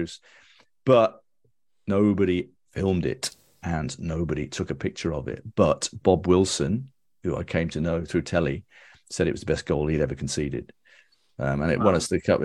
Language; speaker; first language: English; native; English